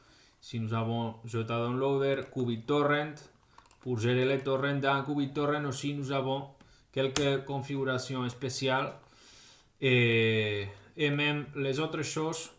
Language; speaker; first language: French; non-native, fluent; Spanish